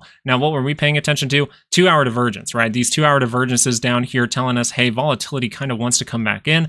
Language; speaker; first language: English; native; English